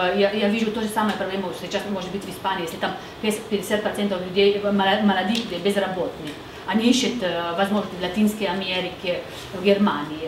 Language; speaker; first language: Russian; non-native, fluent; Slovenian